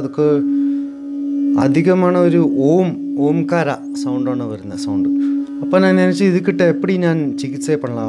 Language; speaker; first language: Tamil; non-native, learner; Malayalam